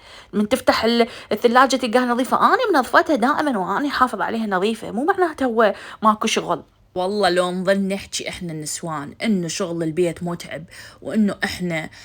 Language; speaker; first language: Arabic; native; Arabic